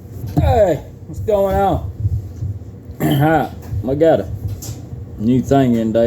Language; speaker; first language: English; native; English